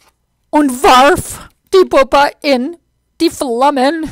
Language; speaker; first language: German; non-native, fluent; English